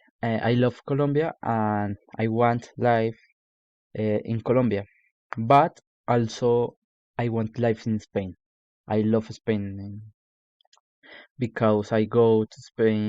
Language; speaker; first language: English; non-native, learner; Spanish